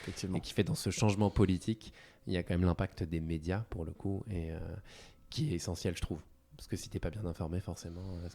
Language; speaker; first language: French; native; French